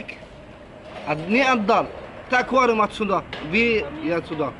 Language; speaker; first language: Russian; non-native, learner; Arabic